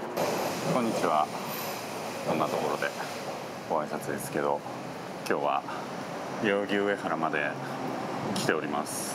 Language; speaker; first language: Japanese; native; Japanese